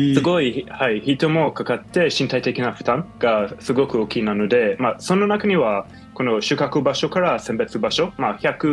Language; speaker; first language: Japanese; non-native, fluent; English